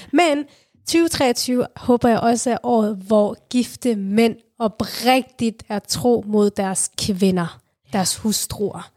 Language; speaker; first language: Danish; early bilingual, other home language; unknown